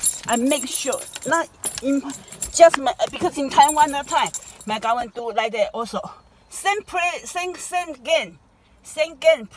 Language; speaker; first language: English; non-native, learner; Chinese